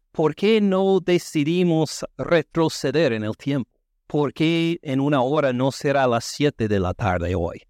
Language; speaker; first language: Spanish; non-native, fluent; English